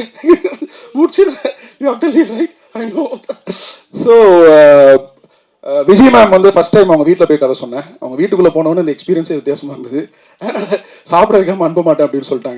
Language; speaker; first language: Tamil; native; Tamil